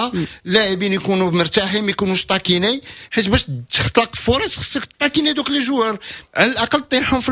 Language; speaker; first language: Arabic; native; Arabic